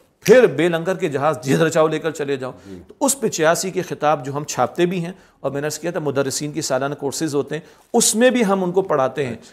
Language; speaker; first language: Urdu; native; Urdu